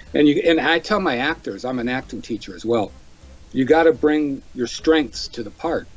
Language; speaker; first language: English; native; English